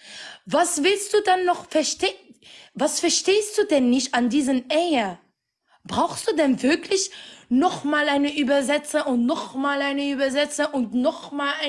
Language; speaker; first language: German; non-native, fluent; Arabic